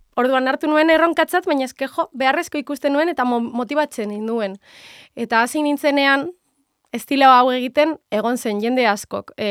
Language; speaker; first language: Basque; non-native, local second language; Spanish